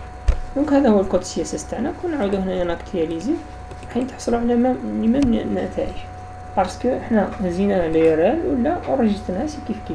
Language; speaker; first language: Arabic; native; Arabic